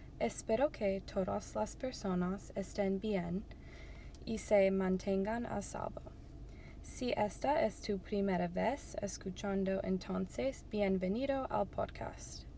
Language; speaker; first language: Spanish; non-native, learner; English